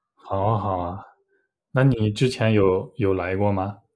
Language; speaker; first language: Chinese; native; Chinese